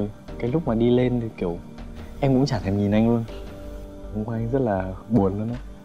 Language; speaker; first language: Vietnamese; native; Vietnamese